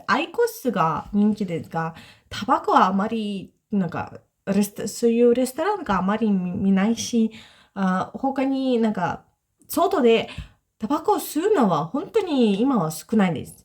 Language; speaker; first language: Japanese; non-native, fluent; Ukrainian